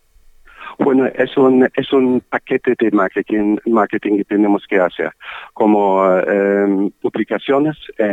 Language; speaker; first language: Spanish; non-native, learner; German